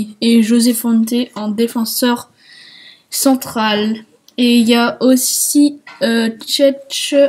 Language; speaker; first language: French; native; French